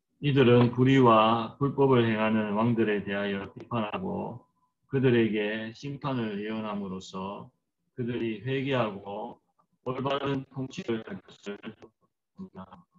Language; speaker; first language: Korean; native; Korean